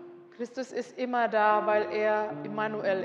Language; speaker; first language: German; non-native, learner; Indonesian